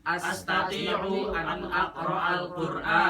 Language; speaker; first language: Arabic; non-native, learner; Indonesian